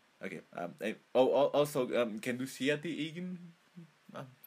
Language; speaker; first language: Danish; non-native, learner; Spanish